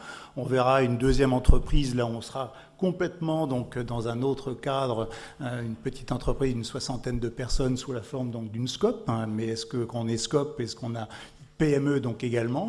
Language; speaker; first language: French; native; French